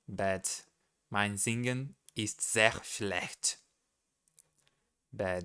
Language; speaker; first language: German; non-native, learner; Portuguese